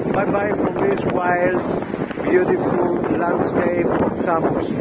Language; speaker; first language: English; non-native, learner; Greek